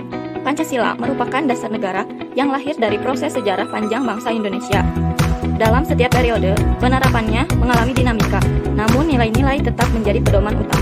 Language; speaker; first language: Indonesian; native; Indonesian